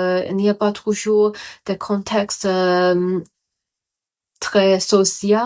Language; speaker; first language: French; non-native, learner; Cantonese